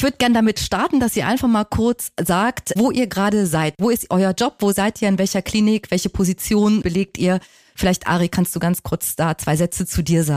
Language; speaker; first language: German; native; German